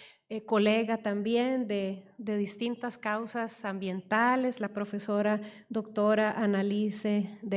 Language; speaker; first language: Spanish; native; Spanish